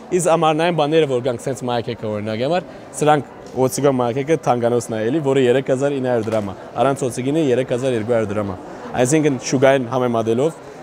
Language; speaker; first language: Armenian; early bilingual, heritage; Armenian